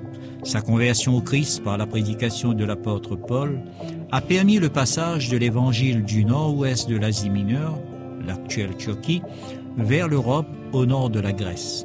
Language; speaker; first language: French; native; French